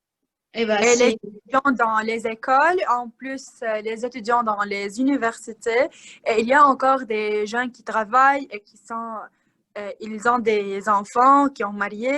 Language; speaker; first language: French; non-native, learner; Arabic